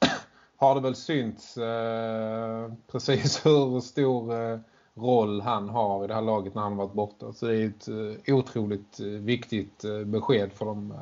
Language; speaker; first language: Swedish; native; Swedish